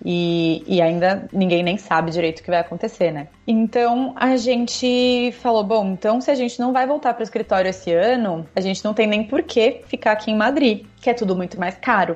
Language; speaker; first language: Portuguese; native; Portuguese